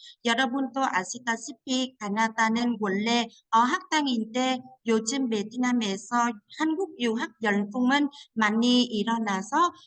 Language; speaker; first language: Korean; non-native, fluent; Vietnamese